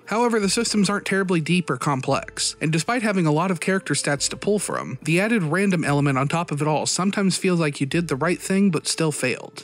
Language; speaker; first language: English; native; English